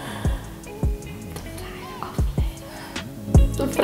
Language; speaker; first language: Dutch; early bilingual, other home language; Turkish